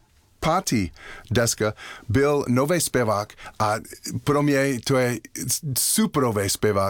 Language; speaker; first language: Czech; non-native, learner; English